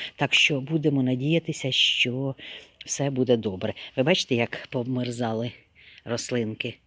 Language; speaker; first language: Ukrainian; non-native, local second language; Russian